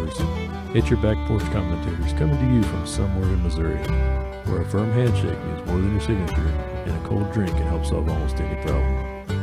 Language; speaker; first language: English; native; English